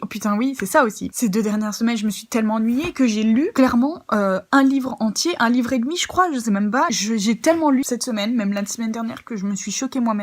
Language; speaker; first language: French; native; French